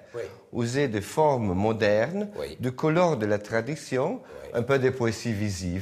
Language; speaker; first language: French; non-native, learner; Italian